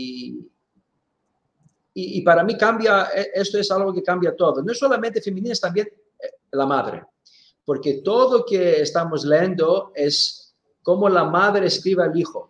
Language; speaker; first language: Spanish; non-native, fluent; Greek